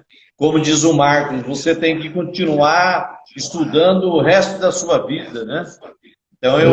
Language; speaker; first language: Portuguese; native; Portuguese